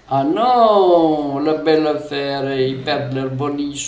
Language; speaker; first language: French; non-native, fluent; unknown